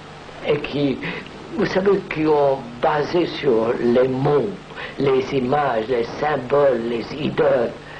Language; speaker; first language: French; non-native, fluent; Telugu